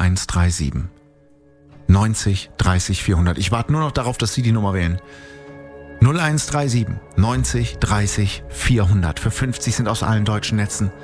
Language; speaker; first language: German; native; German